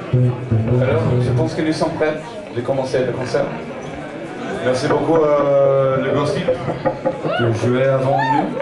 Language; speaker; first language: French; non-native, learner; English